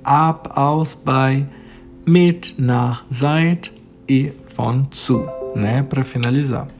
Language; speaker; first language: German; non-native, fluent; Portuguese